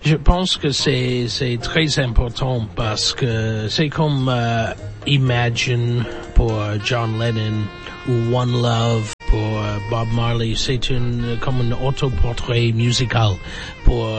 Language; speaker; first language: French; non-native, fluent; English